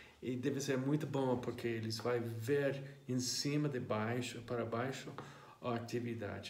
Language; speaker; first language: Portuguese; non-native, fluent; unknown